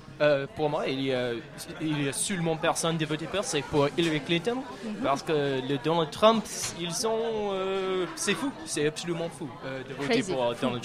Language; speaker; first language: French; non-native, learner; English